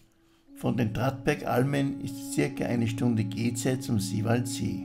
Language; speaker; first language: German; native; German